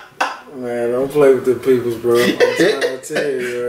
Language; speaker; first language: English; native; English